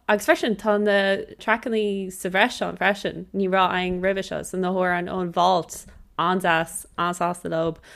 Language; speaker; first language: Irish; non-native, local second language; English